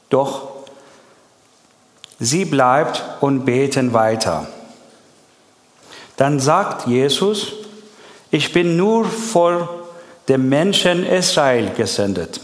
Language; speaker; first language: German; non-native, learner; Persian